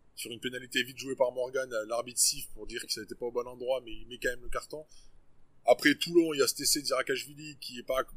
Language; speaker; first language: French; native; French